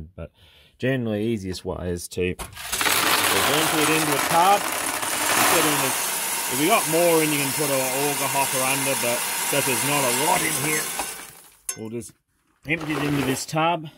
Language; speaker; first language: English; native; English